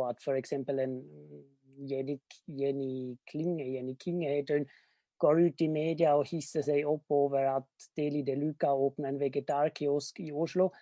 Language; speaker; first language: Norwegian; non-native, fluent; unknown